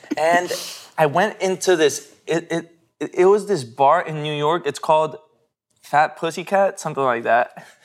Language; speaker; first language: English; early bilingual, other home language; Spanish